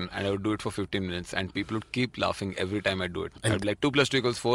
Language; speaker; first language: English; non-native, local second language; Odia